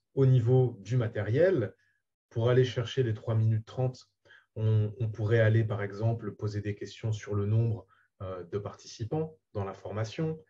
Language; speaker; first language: French; native; French